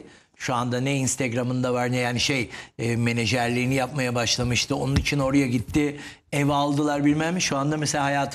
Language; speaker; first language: Turkish; native; Turkish